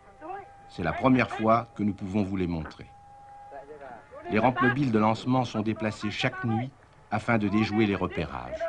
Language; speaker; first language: French; native; French